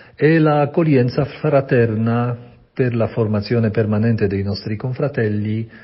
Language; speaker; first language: Italian; non-native, fluent; Polish